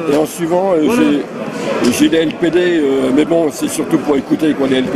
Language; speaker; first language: French; native; French